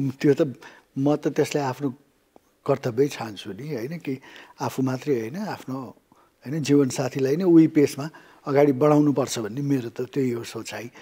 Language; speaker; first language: Nepali; native; Nepali